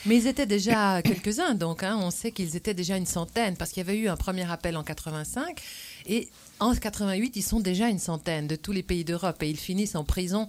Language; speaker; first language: French; native; French